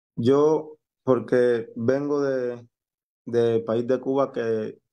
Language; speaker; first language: Spanish; native; Spanish